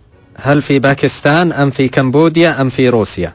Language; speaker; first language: Arabic; native; Arabic